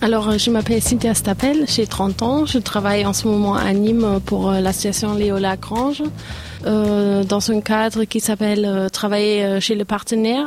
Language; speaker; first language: French; non-native, fluent; German